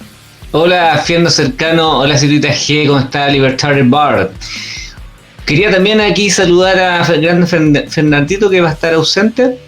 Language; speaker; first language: Spanish; native; Spanish